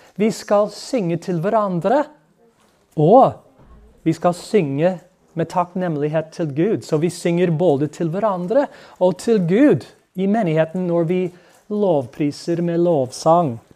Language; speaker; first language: Norwegian; non-native, fluent; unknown